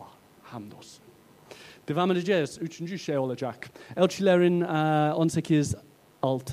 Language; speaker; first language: Turkish; non-native, learner; English